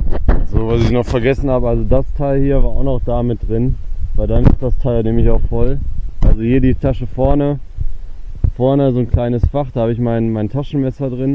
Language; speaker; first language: German; native; German